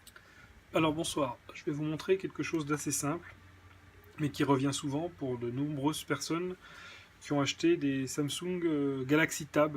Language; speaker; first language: French; native; French